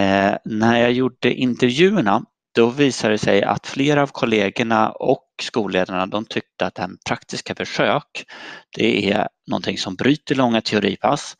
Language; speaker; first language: Swedish; native; Swedish